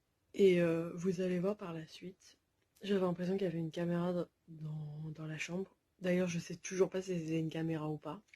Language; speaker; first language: French; native; French